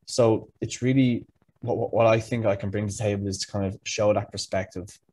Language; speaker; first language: English; native; English